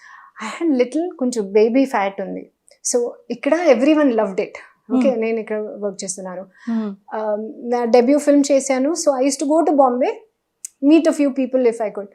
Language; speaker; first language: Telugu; non-native, learner; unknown